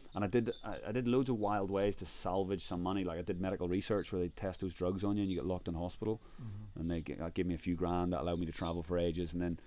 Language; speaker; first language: English; native; English